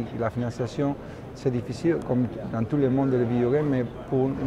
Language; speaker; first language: French; non-native, fluent; Spanish